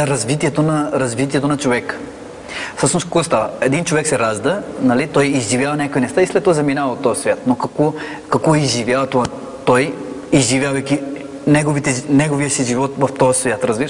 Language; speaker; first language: Bulgarian; non-native, fluent; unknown